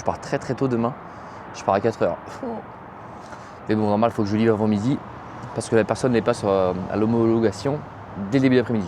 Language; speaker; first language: French; native; French